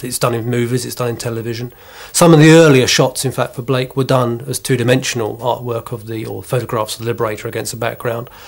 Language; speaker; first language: English; native; English